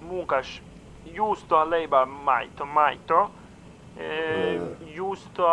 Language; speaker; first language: Finnish; non-native, learner; Serbian